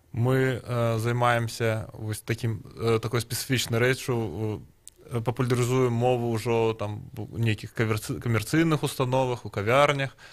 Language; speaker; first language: Belarusian; non-native, local second language; Russian